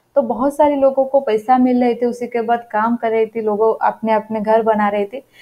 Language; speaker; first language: Hindi; non-native, local second language; Odia